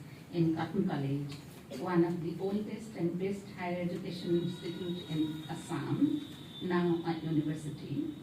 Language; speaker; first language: English; non-native, local second language; Assamese